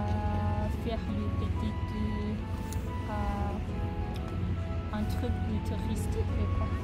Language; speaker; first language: French; non-native, learner; Japanese